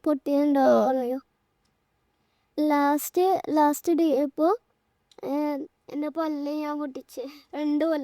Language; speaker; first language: Malayalam; early bilingual, heritage; Malayalam